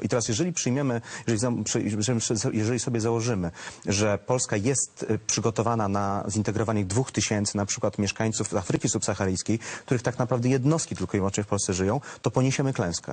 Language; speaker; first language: Polish; native; Polish